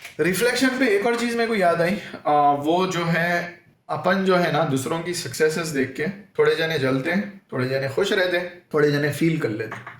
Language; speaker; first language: Urdu; native; Urdu